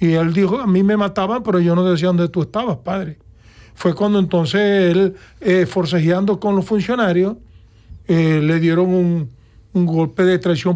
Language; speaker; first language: Spanish; native; Spanish